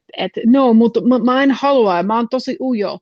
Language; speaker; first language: Finnish; non-native, fluent; English